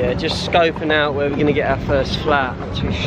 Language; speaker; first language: English; native; English